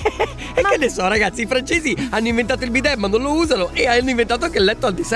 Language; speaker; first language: Italian; native; Italian